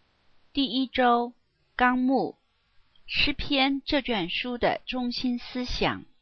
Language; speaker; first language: Chinese; native; Chinese